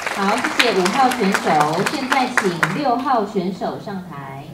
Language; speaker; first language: Chinese; native; Chinese